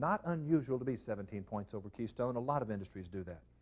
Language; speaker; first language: English; native; English